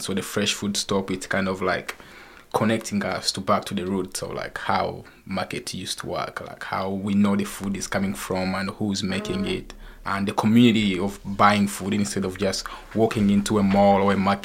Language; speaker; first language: English; non-native, fluent; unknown